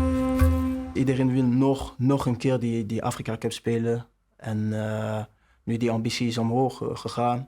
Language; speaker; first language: Dutch; non-native, learner; French